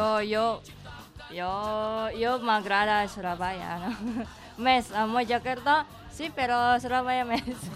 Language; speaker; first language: Catalan; non-native, learner; Indonesian